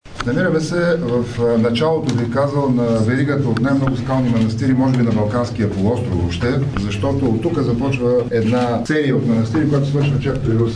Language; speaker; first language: Bulgarian; native; Bulgarian